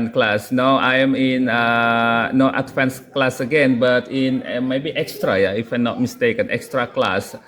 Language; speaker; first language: English; non-native, local second language; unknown